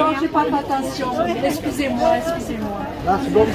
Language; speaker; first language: French; non-native, learner; Thai